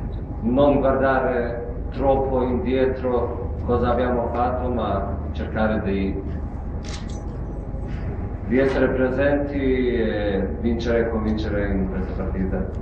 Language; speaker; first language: Italian; non-native, fluent; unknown